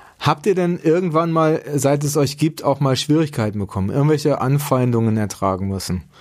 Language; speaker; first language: German; native; German